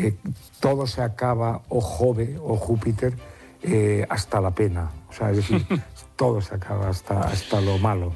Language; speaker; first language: Spanish; native; Spanish